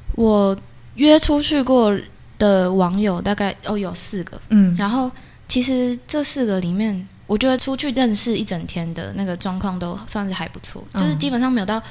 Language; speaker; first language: Chinese; native; Chinese